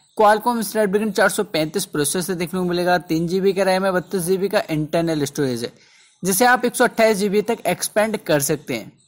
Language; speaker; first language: Hindi; native; Hindi